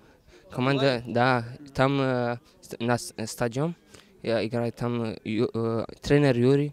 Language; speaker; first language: Russian; non-native, learner; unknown